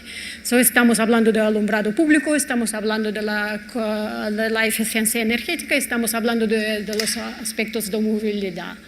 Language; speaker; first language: Spanish; non-native, fluent; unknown